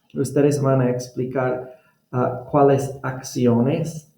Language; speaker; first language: Spanish; non-native, fluent; English